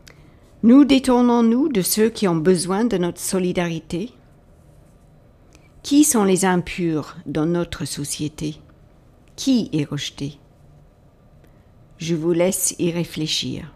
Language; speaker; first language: French; native; French